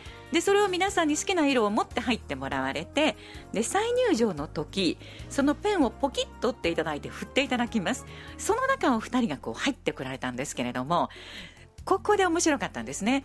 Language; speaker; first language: Japanese; native; Japanese